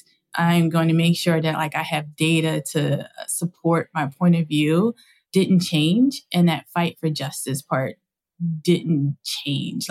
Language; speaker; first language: English; native; English